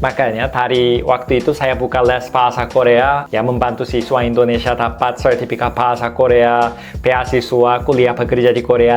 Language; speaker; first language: Indonesian; non-native, fluent; Korean